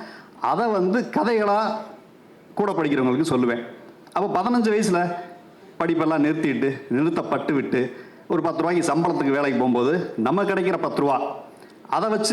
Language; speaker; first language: Tamil; native; Tamil